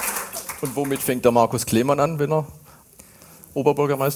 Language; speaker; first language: German; native; German